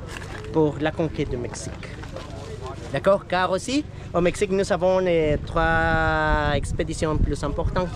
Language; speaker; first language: French; non-native, learner; Spanish